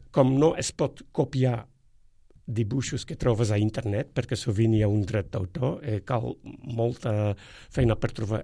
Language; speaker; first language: Catalan; non-native, fluent; Dutch